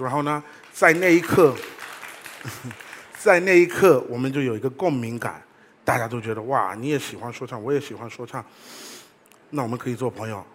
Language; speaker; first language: Chinese; non-native, fluent; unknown